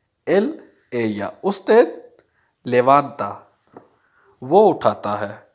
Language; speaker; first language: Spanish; non-native, fluent; Urdu